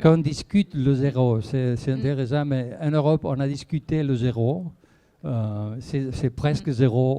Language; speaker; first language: French; non-native, fluent; Spanish